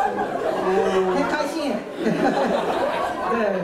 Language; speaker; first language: Chinese; non-native, learner; Japanese